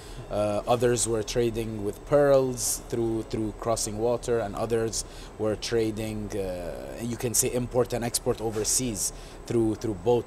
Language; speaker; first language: English; non-native, local second language; Arabic